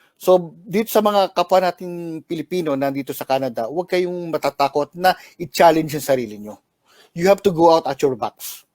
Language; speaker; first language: Filipino; native; Filipino